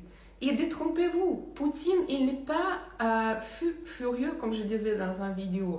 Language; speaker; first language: French; non-native, fluent; Russian